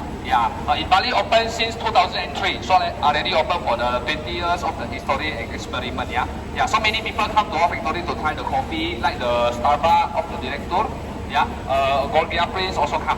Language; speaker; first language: English; non-native, learner; Indonesian